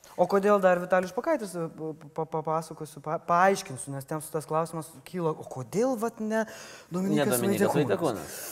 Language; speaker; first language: Lithuanian; native; Lithuanian